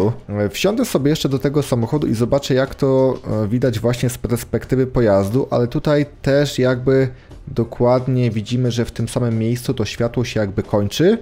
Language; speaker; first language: Polish; native; Polish